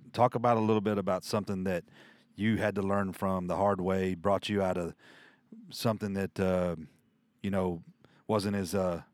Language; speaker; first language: English; native; English